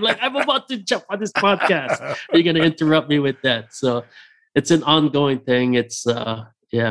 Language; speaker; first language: English; native; English